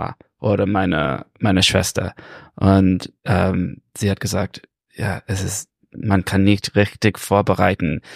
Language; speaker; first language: German; non-native, learner; English